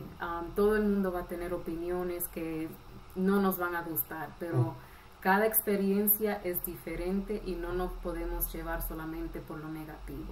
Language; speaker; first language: Spanish; early bilingual, heritage; Spanish